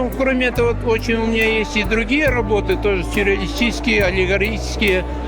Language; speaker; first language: Russian; non-native, local second language; Kazakh